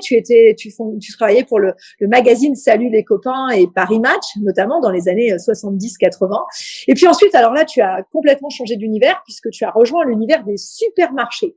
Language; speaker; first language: French; native; French